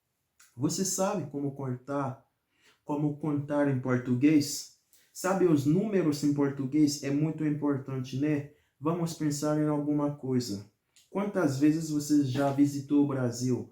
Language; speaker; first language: Portuguese; non-native, fluent; Haitian Creole